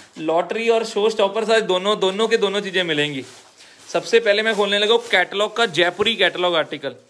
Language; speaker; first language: Hindi; non-native, local second language; Punjabi